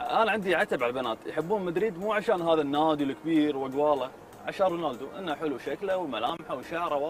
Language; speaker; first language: Arabic; native; Arabic